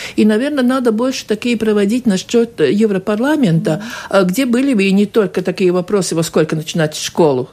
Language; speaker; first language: Russian; non-native, local second language; Latvian